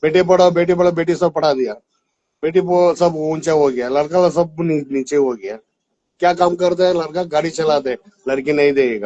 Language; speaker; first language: Hindi; non-native, local second language; Tibetan